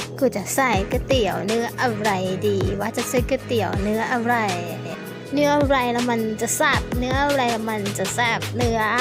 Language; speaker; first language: Thai; native; Thai